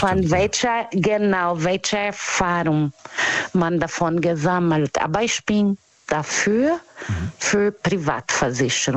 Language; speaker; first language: German; non-native, fluent; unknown